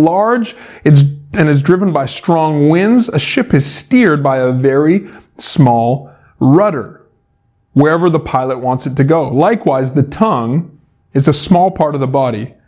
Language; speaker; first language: English; native; English